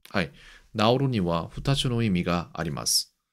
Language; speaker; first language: Japanese; non-native, learner; Korean